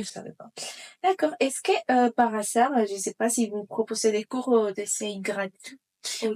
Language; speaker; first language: French; non-native, fluent; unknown